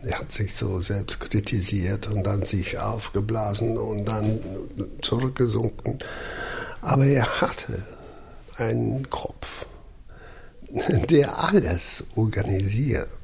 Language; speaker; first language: German; non-native, fluent; English